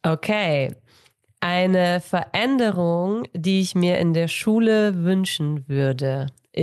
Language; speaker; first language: German; native; German